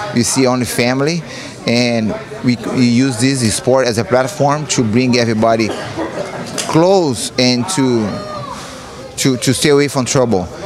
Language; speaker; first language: English; non-native, learner; Portuguese